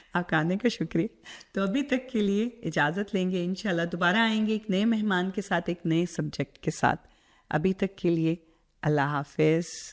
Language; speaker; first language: Urdu; non-native, local second language; Punjabi